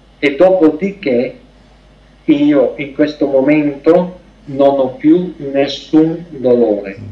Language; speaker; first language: Italian; non-native, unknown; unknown